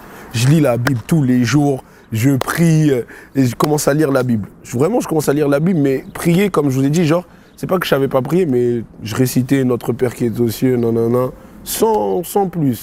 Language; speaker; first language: French; native; French